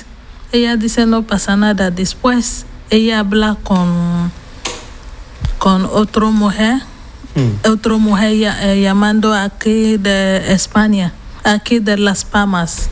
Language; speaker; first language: Spanish; non-native, learner; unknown